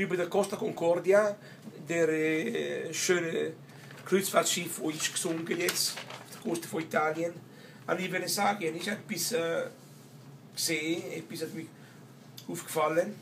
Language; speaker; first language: German; non-native, learner; Italian